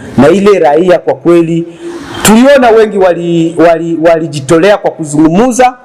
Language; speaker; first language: Swahili; native; Swahili